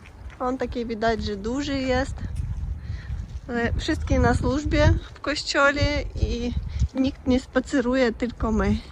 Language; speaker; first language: Polish; non-native, fluent; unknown